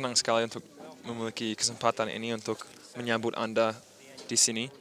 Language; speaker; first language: Indonesian; non-native, fluent; English